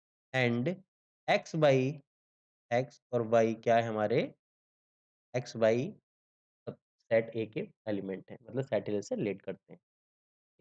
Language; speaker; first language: Hindi; native; Hindi